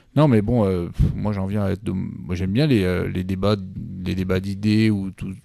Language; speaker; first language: French; native; French